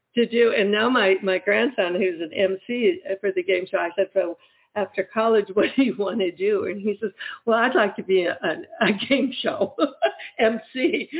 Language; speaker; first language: English; native; English